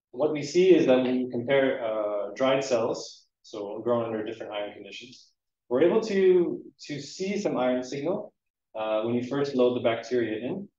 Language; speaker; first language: English; native; English